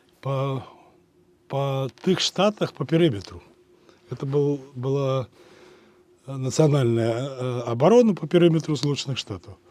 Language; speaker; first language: Belarusian; native; Belarusian